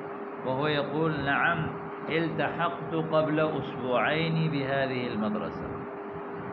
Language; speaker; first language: Arabic; non-native, fluent; Urdu